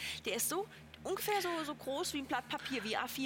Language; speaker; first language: German; native; German